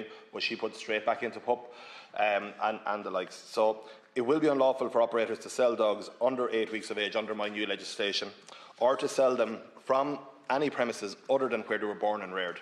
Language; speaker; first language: English; native; English